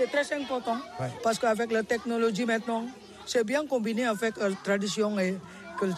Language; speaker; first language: French; non-native, learner; Indonesian